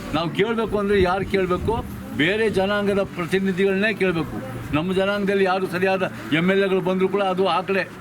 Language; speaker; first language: Kannada; non-native, local second language; Lambadi